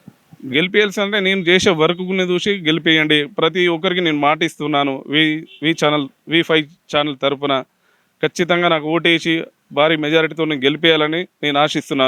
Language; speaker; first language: Telugu; native; Telugu